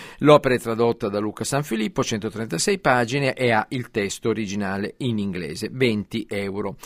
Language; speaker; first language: Italian; native; Italian